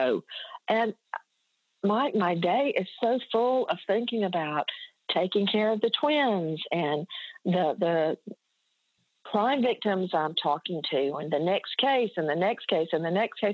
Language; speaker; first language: English; native; English